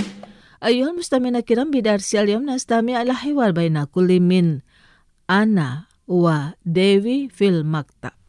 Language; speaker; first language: Arabic; non-native, fluent; Indonesian